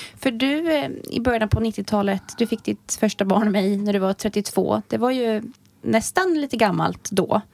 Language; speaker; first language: Swedish; native; Swedish